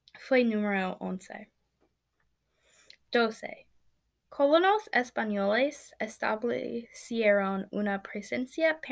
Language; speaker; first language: Spanish; non-native, learner; English